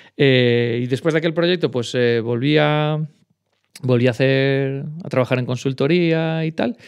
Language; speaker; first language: Spanish; native; Spanish